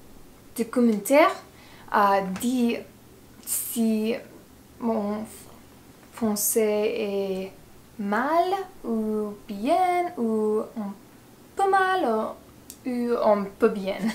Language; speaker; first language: French; non-native, learner; English